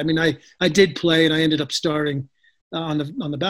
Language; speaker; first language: English; native; English